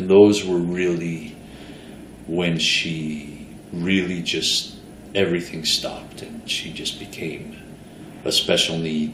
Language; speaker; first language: English; native; English